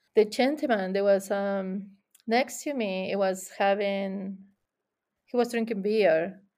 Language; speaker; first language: English; non-native, fluent; Spanish